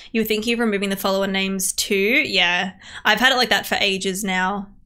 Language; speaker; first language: English; native; English